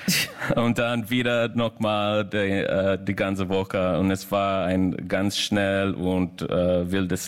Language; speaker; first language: German; non-native, learner; English